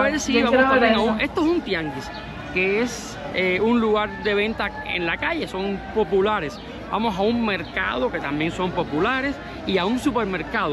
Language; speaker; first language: Spanish; native; Spanish